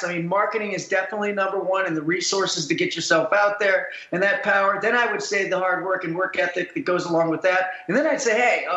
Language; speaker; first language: English; native; English